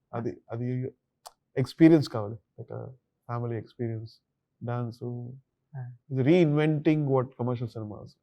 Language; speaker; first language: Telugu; non-native, learner; Tamil